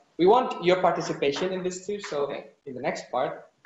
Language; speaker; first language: English; non-native, fluent; Indonesian